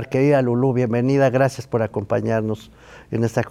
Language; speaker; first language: Spanish; native; Spanish